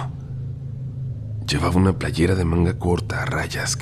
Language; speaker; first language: Spanish; native; Spanish